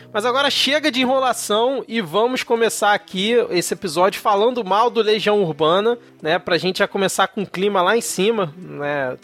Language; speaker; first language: Portuguese; native; Portuguese